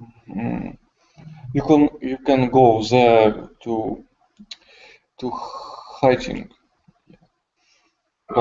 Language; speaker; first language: English; non-native, learner; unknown